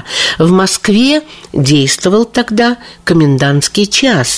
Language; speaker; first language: Russian; native; Russian